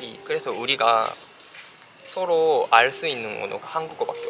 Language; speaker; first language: Korean; non-native, fluent; Japanese